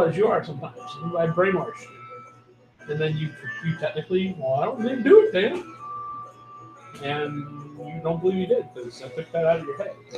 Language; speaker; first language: English; native; English